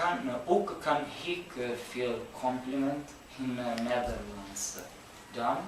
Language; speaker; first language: Dutch; non-native, learner; Italian